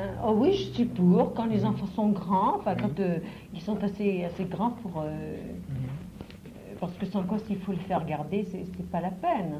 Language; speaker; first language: French; native; French